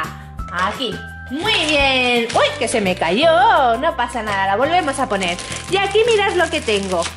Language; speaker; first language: Spanish; native; Spanish